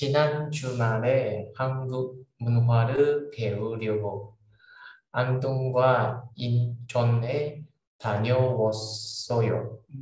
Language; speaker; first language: Korean; non-native, learner; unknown